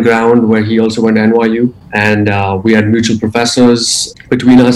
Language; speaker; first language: English; non-native, local second language; Hindi